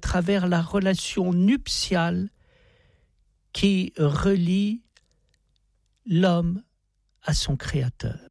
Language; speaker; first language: French; native; French